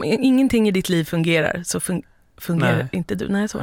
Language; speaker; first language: Swedish; native; Swedish